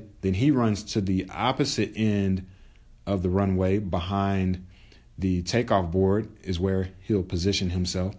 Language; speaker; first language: English; native; English